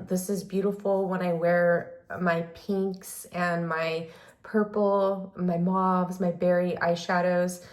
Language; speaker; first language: English; native; English